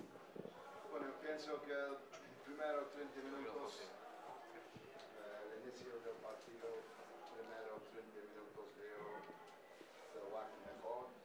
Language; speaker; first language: Spanish; non-native, fluent; English